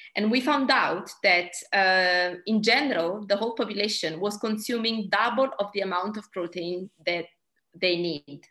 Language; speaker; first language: English; non-native, fluent; Italian